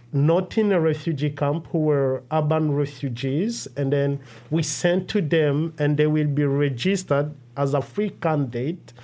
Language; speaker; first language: English; non-native, local second language; Kinyarwanda